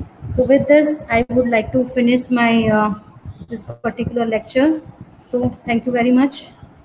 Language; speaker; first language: English; non-native, local second language; Gujarati